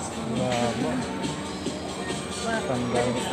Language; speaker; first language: English; non-native, local second language; Filipino